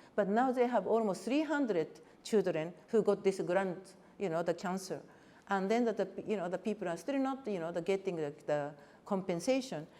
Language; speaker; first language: English; non-native, fluent; Japanese